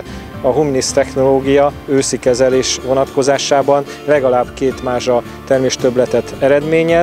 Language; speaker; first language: Hungarian; native; Hungarian